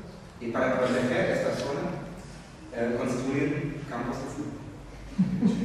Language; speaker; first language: Spanish; non-native, fluent; German